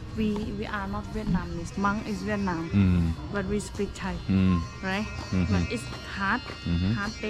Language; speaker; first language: English; non-native, learner; Thai